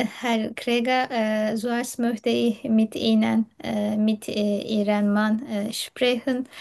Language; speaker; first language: German; non-native, learner; Turkish